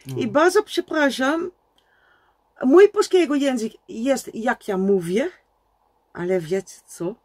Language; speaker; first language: Polish; non-native, learner; Dutch